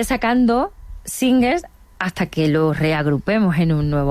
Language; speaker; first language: Spanish; native; Spanish